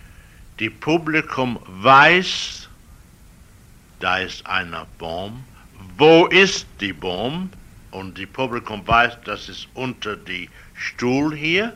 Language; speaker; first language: German; non-native, learner; English